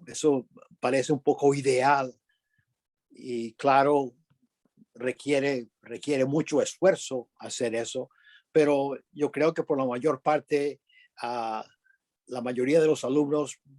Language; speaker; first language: Spanish; early bilingual, other home language; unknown